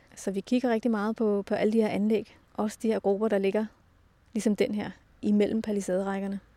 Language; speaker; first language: Danish; native; Danish